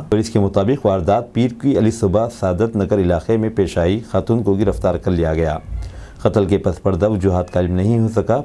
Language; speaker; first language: Urdu; native; Urdu